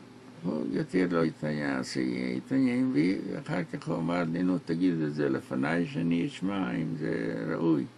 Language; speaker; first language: Hebrew; non-native, local second language; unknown